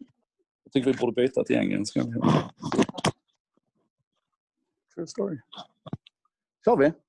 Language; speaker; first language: Swedish; native; Swedish